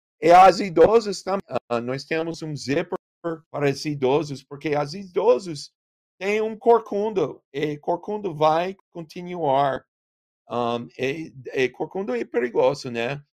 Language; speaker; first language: Portuguese; non-native, learner; English